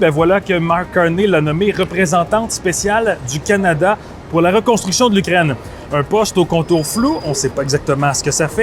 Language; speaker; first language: French; native; French